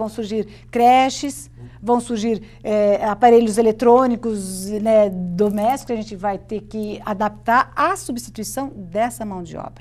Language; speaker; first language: Portuguese; native; Portuguese